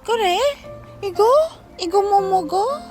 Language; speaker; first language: Korean; non-native, learner; Filipino